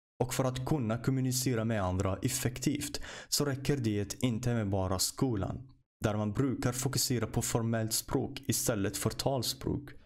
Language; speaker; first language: Swedish; non-native, fluent; Arabic